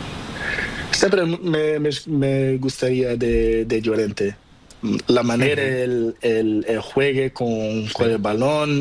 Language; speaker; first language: Spanish; non-native, learner; Portuguese